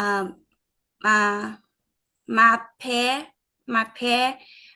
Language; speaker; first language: French; non-native, learner; Vietnamese